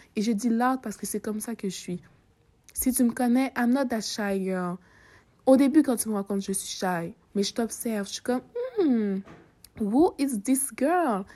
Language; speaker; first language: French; early bilingual, other home language; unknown